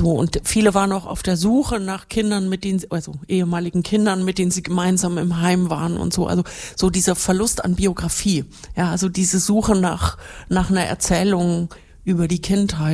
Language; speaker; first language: German; native; German